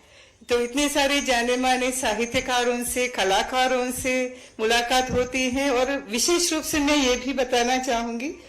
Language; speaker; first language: Hindi; non-native, fluent; Sinhala